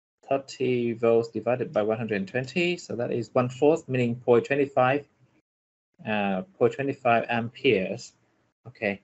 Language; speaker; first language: English; non-native, fluent; Vietnamese